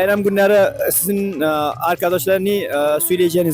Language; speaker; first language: Turkish; non-native, learner; Uzbek